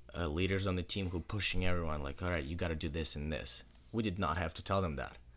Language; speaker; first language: English; non-native, fluent; Russian